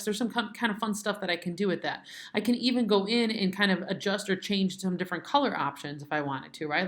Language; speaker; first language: English; native; English